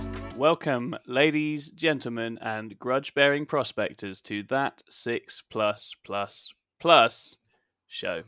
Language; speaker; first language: English; native; English